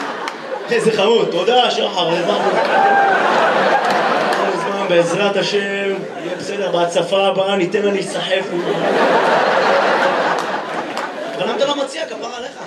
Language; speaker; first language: Hebrew; native; Hebrew